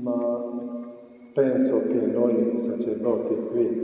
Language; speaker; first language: Italian; non-native, fluent; Croatian